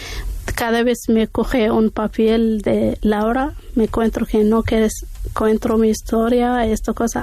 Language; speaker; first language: Spanish; non-native, learner; Arabic